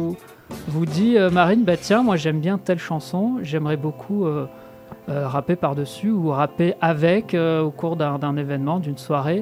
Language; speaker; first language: French; native; French